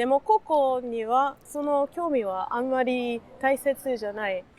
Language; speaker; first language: Japanese; non-native, learner; English